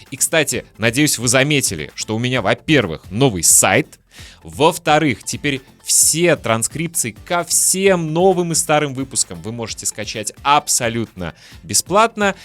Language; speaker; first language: Russian; native; Russian